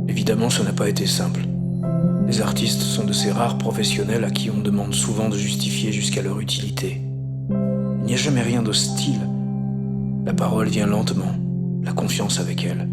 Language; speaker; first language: French; native; French